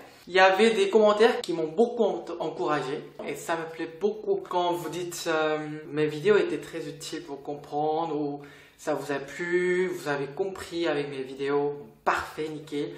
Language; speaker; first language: French; non-native, fluent; Korean